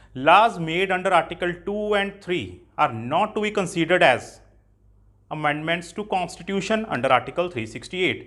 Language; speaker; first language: English; non-native, local second language; Punjabi